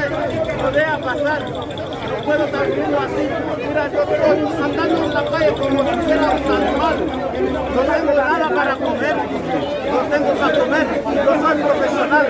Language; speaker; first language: Spanish; non-native, learner; Haitian Creole